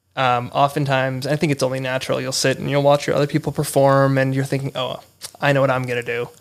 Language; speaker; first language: English; native; English